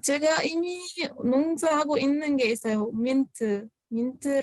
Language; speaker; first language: Korean; non-native, fluent; Arabic